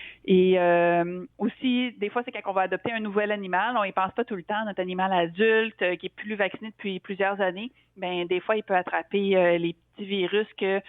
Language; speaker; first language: French; native; French